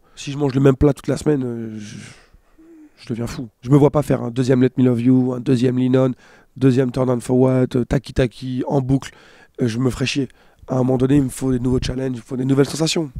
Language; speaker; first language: French; native; French